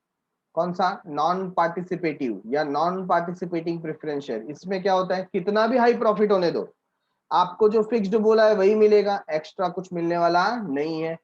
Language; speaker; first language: Hindi; native; Hindi